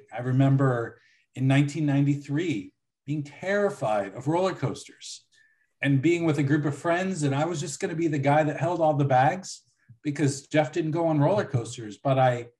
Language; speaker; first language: English; native; English